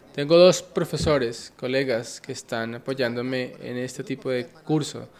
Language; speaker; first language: Spanish; non-native, fluent; Finnish